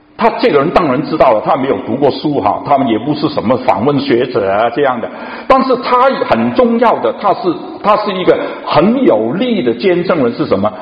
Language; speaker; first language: Chinese; non-native, local second language; Cantonese